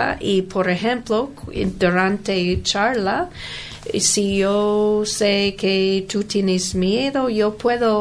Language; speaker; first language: Spanish; non-native, learner; English